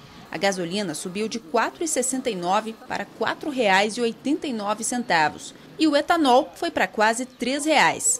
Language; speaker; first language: Portuguese; native; Portuguese